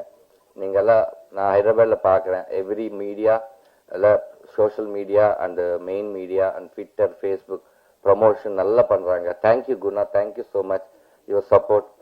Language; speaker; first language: Tamil; non-native, learner; Telugu